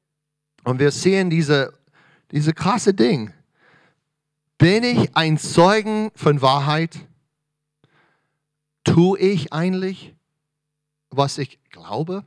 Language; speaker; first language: German; non-native, fluent; English